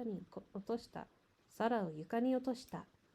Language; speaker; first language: Japanese; non-native, learner; English